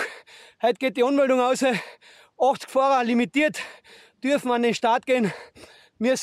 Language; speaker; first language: German; native; German